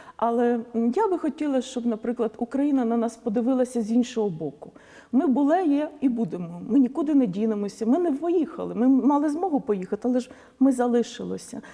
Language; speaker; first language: Ukrainian; non-native, local second language; Polish